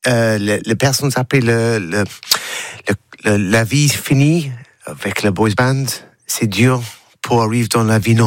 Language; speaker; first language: French; non-native, learner; English